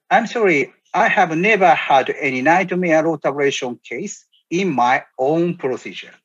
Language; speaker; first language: English; non-native, learner; Japanese